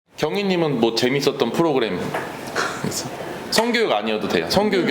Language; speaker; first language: Korean; native; Korean